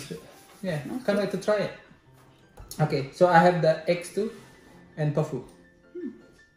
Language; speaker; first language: English; non-native, fluent; Indonesian